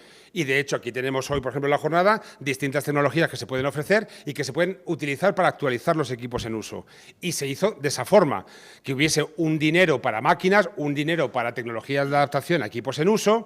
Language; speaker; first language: Spanish; native; Spanish